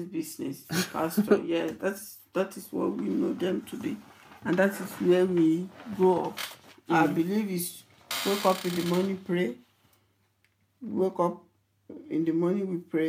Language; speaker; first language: English; non-native, local second language; Yoruba